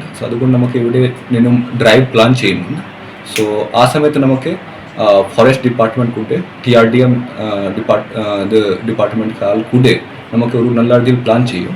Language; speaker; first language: Malayalam; non-native, learner; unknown